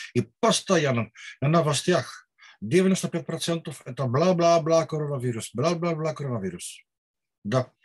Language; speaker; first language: Russian; non-native, learner; Dutch